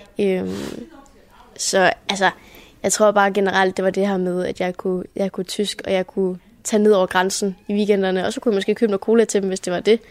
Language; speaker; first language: Danish; early bilingual, heritage; Danish